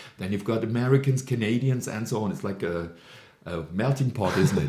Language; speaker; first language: English; non-native, fluent; German